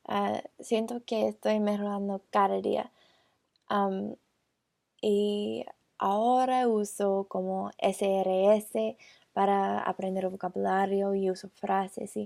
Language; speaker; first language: Spanish; non-native, learner; English